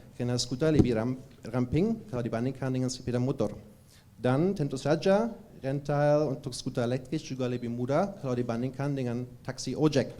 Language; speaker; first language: Indonesian; non-native, fluent; German